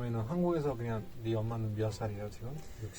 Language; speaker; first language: Korean; non-native, learner; Spanish